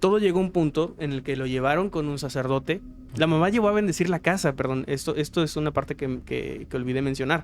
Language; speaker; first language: Spanish; native; Spanish